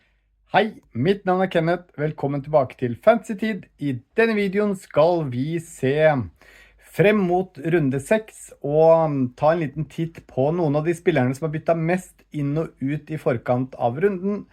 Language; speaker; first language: Norwegian; native; Norwegian